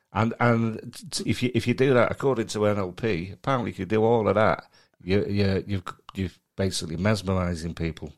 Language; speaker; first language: English; native; English